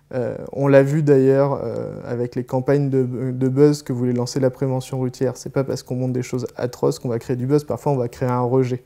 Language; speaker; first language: French; native; French